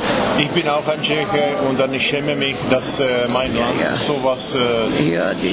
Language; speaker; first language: German; non-native, fluent; Czech